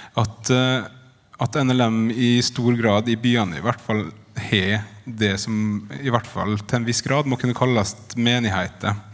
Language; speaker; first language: Norwegian; native; Norwegian